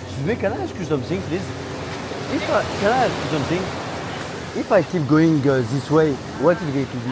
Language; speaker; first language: English; non-native, learner; French